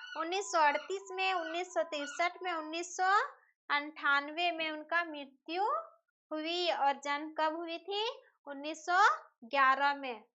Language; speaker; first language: Hindi; native; Hindi